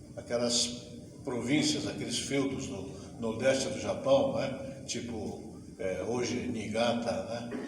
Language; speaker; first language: Portuguese; early bilingual, other home language; Japanese